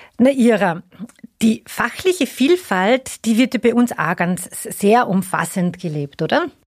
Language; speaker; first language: German; native; German